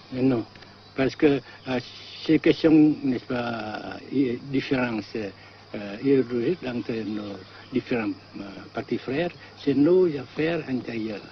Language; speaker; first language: French; non-native, fluent; Vietnamese